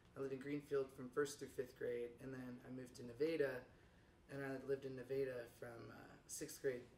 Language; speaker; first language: English; native; English